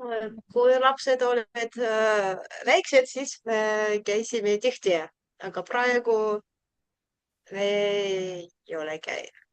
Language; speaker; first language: Estonian; non-native, learner; Russian